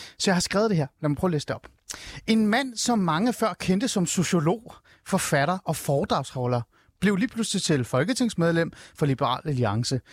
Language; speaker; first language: Danish; early bilingual, other home language; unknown